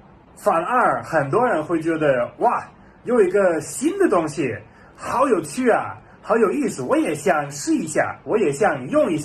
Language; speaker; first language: Chinese; non-native, fluent; German